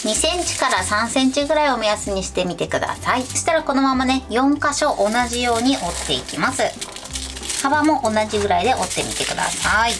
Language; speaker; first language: Japanese; native; Japanese